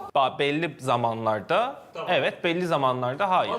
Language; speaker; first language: Turkish; non-native, fluent; Persian